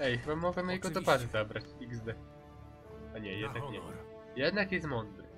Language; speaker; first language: Polish; native; Polish